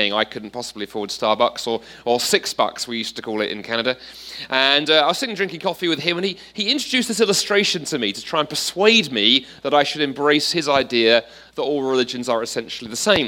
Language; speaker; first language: English; native; English